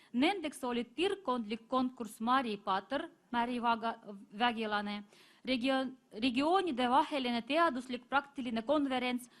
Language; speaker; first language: Estonian; non-native, fluent; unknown